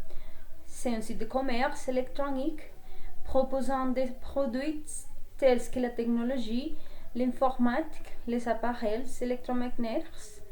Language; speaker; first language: French; non-native, learner; Spanish